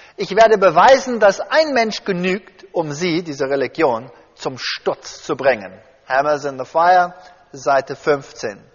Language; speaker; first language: German; early bilingual, heritage; German